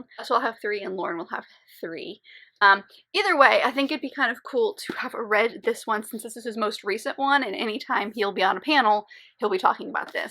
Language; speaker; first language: English; native; English